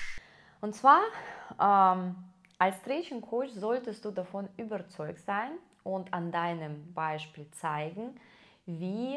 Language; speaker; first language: German; non-native, fluent; Russian